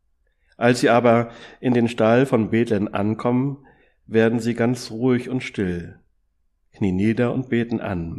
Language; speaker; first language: German; native; German